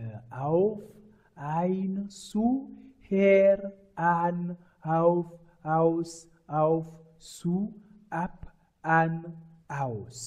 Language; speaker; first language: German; non-native, learner; French